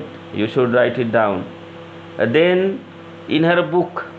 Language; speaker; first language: English; non-native, local second language; Marathi